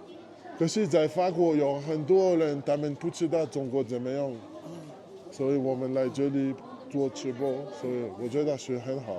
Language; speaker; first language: Chinese; non-native, learner; French